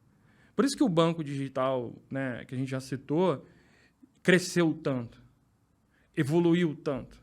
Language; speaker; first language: Portuguese; native; Portuguese